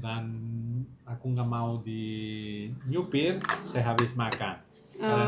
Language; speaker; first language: Indonesian; non-native, learner; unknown